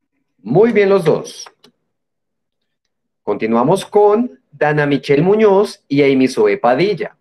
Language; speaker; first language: Spanish; native; Spanish